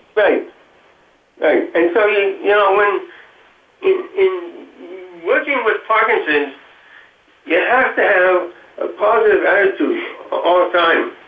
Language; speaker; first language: English; native; English